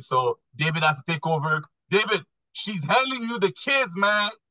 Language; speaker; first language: English; non-native, fluent; French